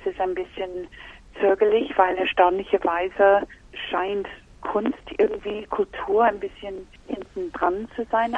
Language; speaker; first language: German; non-native, fluent; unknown